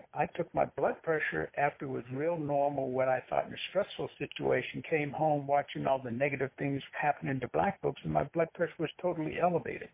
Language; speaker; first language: English; native; English